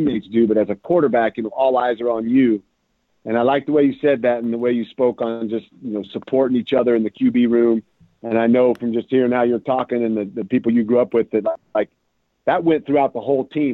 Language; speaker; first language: English; native; English